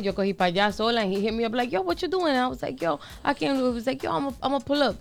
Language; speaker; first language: English; early bilingual, other home language; Spanish